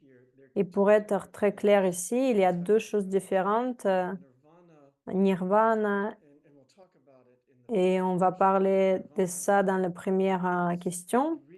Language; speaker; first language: French; non-native, fluent; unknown